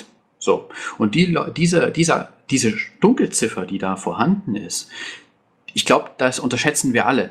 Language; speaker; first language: German; native; German